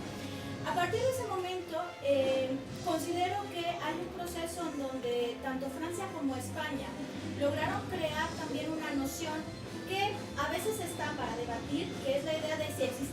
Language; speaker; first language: Spanish; native; Spanish